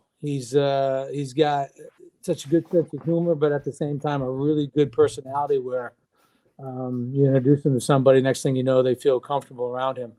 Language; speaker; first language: English; native; English